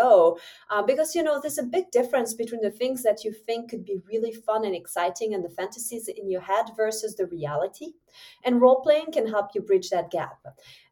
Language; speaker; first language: English; non-native, fluent; French